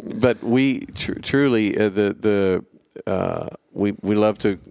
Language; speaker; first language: English; native; English